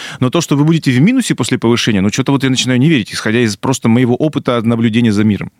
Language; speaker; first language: Russian; native; Russian